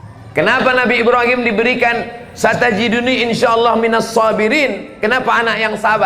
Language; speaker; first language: Malay; native; Malay